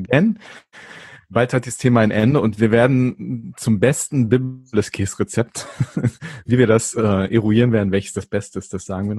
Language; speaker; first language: German; native; German